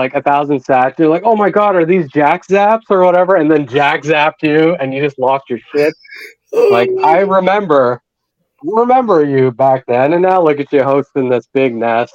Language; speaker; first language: English; native; English